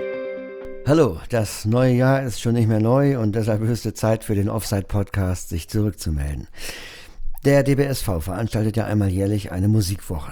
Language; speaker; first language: German; native; German